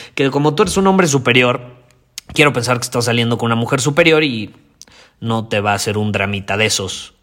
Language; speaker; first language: Spanish; native; Spanish